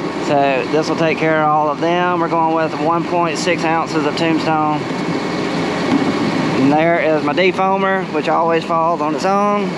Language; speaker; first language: English; native; English